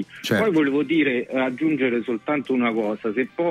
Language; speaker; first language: Italian; native; Italian